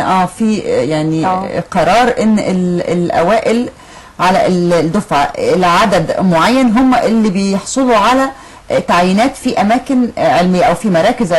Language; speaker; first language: Arabic; native; Arabic